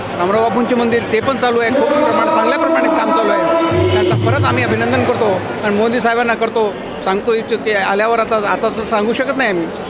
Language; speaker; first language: Marathi; non-native, local second language; Lambadi